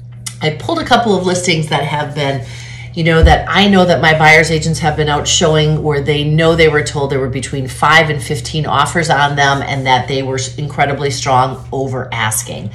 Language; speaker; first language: English; native; English